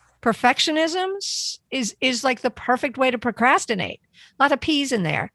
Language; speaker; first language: English; native; English